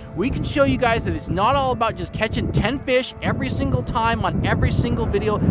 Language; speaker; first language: English; native; English